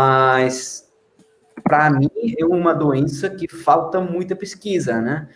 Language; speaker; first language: Portuguese; non-native, fluent; Spanish